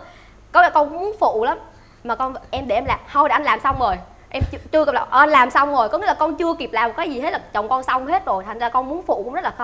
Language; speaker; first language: Vietnamese; native; Vietnamese